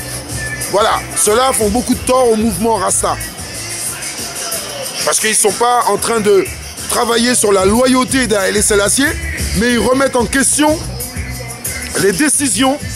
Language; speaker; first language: French; native; French